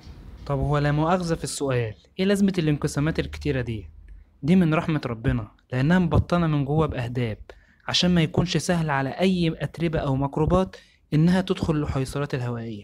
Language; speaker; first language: Arabic; native; Arabic